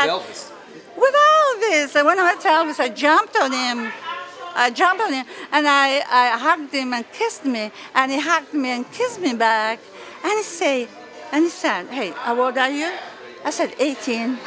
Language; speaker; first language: English; non-native, fluent; Italian